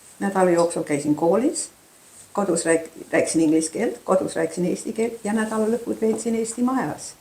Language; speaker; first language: Estonian; early bilingual, heritage; Estonian